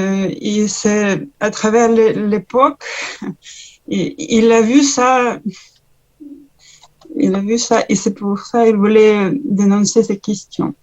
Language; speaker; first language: French; non-native, learner; Ukrainian